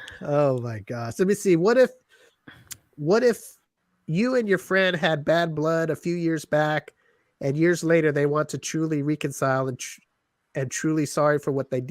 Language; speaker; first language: English; native; English